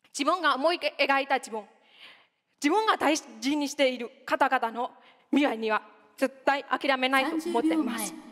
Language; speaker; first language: Japanese; non-native, fluent; Burmese